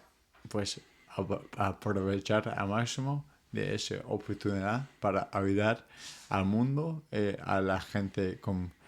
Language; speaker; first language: Spanish; non-native, fluent; English